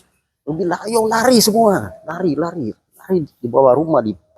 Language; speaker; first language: Indonesian; non-native, local second language; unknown